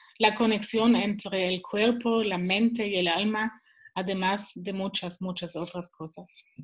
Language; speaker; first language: Spanish; non-native, learner; Swiss German